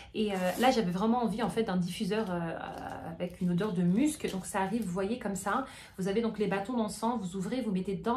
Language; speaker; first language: French; native; French